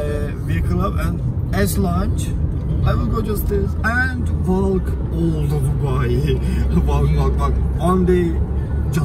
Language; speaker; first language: English; non-native, learner; Turkish